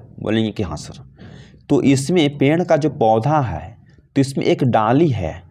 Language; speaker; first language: Hindi; native; Hindi